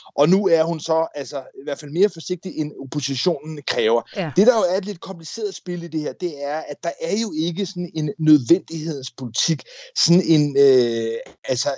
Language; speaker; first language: Danish; native; Danish